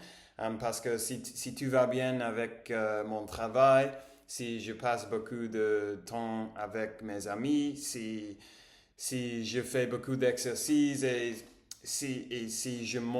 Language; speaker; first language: French; non-native, learner; English